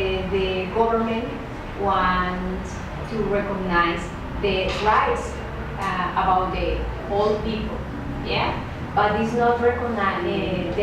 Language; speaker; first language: English; non-native, learner; Spanish